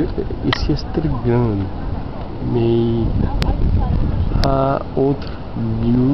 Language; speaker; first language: French; non-native, learner; Portuguese